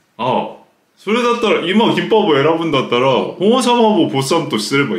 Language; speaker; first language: Japanese; non-native, fluent; Korean